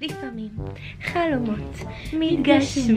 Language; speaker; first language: Hebrew; native; Hebrew